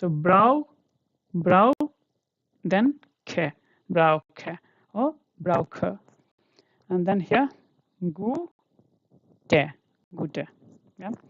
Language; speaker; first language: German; non-native, fluent; Hindi